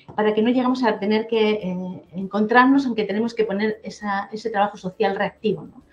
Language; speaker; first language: Spanish; native; Spanish